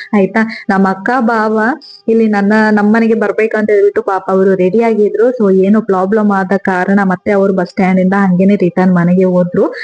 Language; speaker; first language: Kannada; non-native, local second language; Kodava